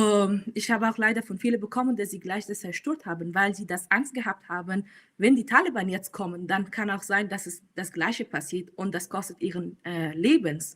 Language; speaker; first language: German; non-native, fluent; Persian